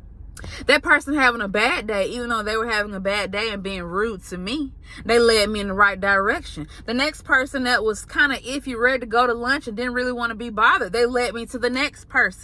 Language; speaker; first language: English; native; English